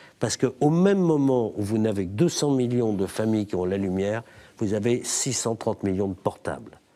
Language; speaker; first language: French; native; French